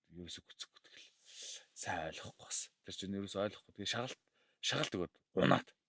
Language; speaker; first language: Mongolian; native; Mongolian